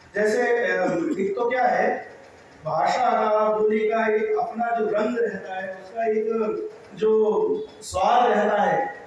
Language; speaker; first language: Hindi; native; Hindi